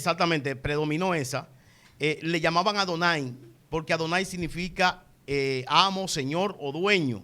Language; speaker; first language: Spanish; native; Spanish